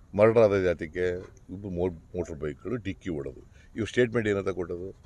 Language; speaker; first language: Kannada; native; Kannada